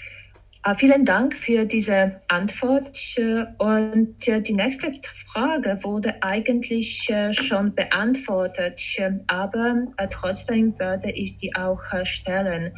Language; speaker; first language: German; non-native, fluent; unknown